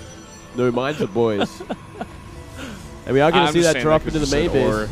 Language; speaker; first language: English; native; English